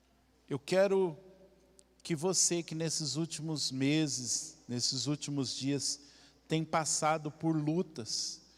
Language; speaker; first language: Portuguese; native; Portuguese